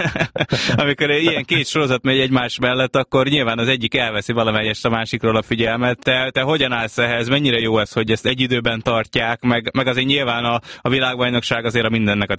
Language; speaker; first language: Hungarian; native; Hungarian